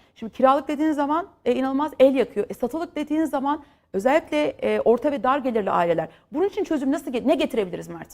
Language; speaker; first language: Turkish; native; Turkish